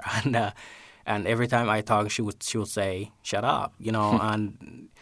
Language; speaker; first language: English; non-native, fluent; Somali